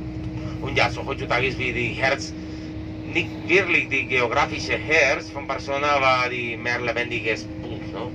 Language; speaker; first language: German; non-native, learner; Catalan